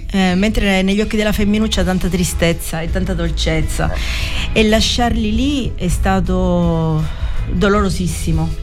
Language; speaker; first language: Italian; native; Italian